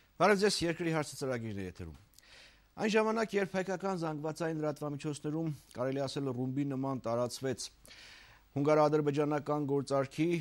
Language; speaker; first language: Armenian; native; Armenian